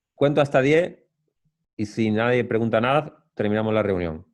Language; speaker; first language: Spanish; native; Spanish